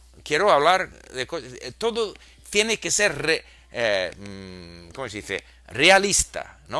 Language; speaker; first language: Spanish; non-native, fluent; English